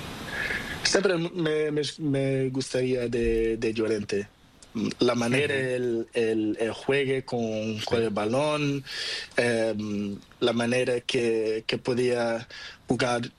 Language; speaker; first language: Spanish; non-native, learner; Portuguese